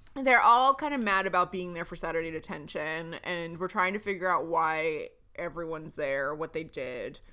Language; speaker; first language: English; native; English